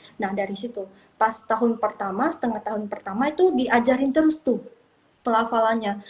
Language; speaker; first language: Indonesian; non-native, local second language; Min Nan Chinese